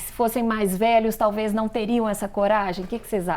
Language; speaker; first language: Portuguese; native; Portuguese